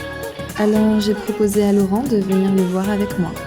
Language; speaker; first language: French; native; French